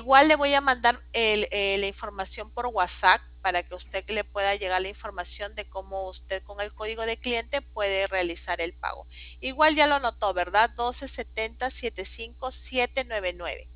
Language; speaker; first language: Spanish; native; Spanish